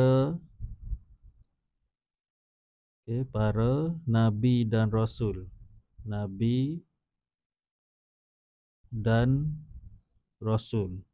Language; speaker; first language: Malay; native; Malay